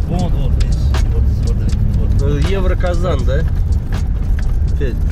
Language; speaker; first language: Russian; native; Russian